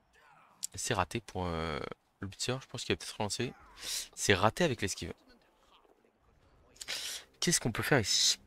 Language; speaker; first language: French; native; French